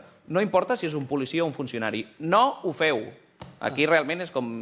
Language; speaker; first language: Catalan; native; Catalan